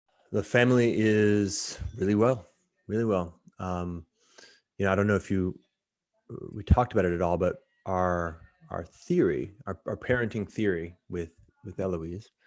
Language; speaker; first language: English; native; English